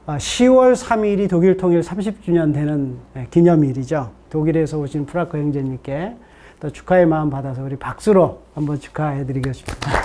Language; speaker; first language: Korean; native; Korean